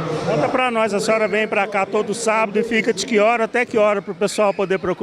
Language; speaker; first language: Portuguese; native; Portuguese